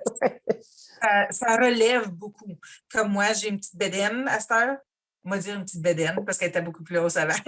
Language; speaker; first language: French; native; French